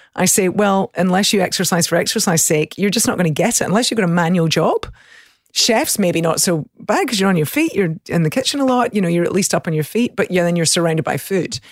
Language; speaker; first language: English; native; English